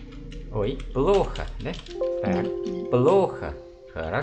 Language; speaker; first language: Russian; non-native, fluent; Vietnamese